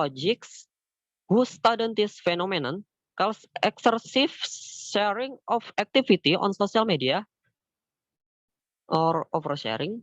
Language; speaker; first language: English; non-native, learner; Indonesian